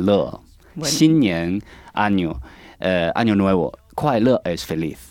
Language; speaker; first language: Spanish; non-native, learner; Chinese